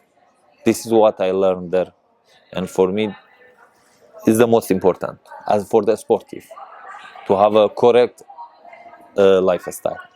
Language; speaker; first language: English; non-native, learner; Persian